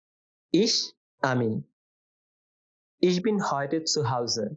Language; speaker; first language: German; non-native, fluent; Bangla